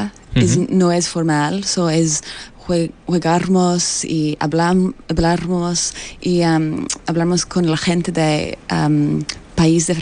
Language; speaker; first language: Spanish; non-native, learner; English